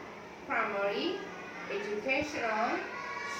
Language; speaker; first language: English; non-native, learner; Thai